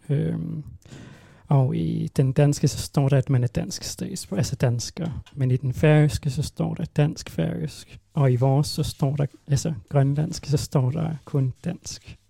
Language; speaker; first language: Danish; non-native, local second language; Kalaallisut